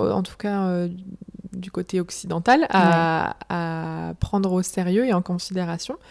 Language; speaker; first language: French; native; French